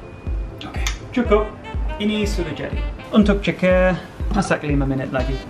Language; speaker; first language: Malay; non-native, learner; English